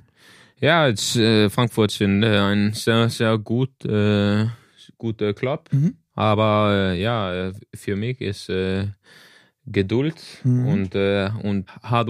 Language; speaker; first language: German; non-native, learner; Danish